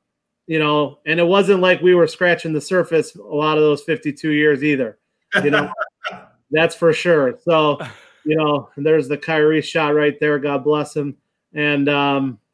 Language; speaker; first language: English; native; English